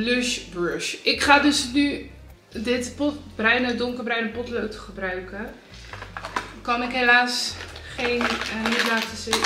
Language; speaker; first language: Dutch; native; Dutch